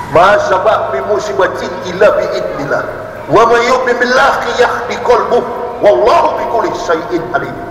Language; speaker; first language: Indonesian; native; Indonesian